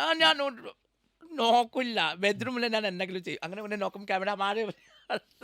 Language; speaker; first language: Malayalam; non-native, local second language; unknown